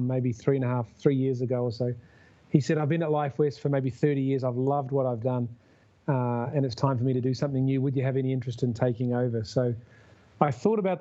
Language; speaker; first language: English; native; English